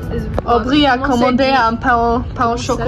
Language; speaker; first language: French; non-native, learner; English